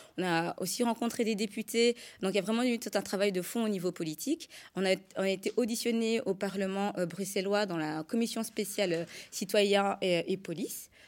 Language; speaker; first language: French; native; French